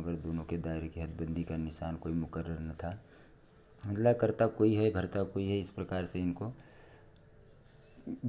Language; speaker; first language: Hindi; native; Hindi